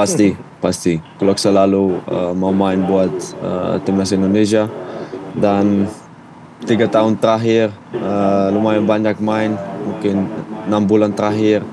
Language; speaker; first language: Indonesian; non-native, fluent; Dutch